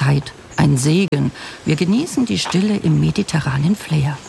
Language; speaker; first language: German; native; German